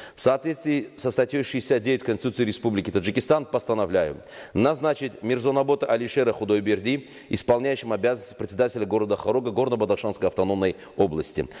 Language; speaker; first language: Russian; non-native, local second language; Tajik